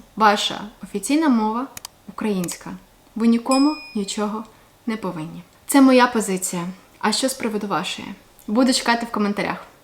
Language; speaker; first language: Ukrainian; native; Ukrainian